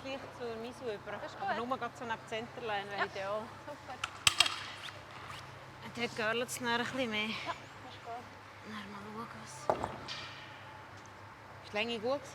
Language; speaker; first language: German; native; German